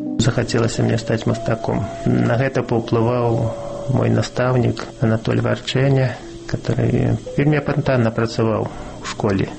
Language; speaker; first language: Belarusian; non-native, local second language; Russian